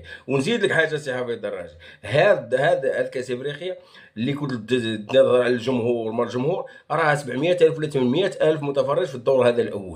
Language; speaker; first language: Arabic; native; Arabic